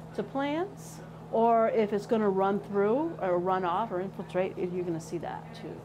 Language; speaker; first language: English; native; English